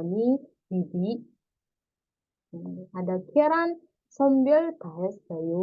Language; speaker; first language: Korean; non-native, fluent; Indonesian